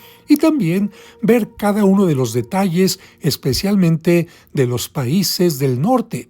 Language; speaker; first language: Spanish; native; Spanish